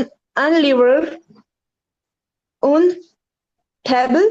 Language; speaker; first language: French; non-native, learner; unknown